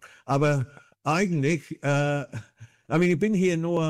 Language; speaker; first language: German; non-native, fluent; English